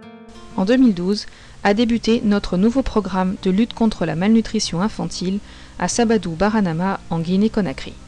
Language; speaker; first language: French; native; French